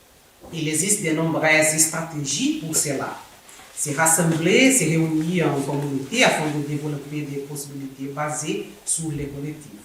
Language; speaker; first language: French; non-native, fluent; Portuguese